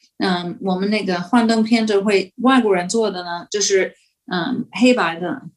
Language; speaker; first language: Chinese; non-native, fluent; English